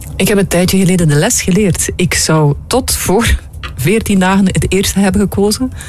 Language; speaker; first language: Dutch; native; Dutch